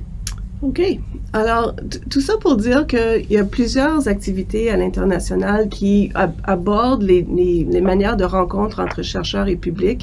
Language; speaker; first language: French; native; French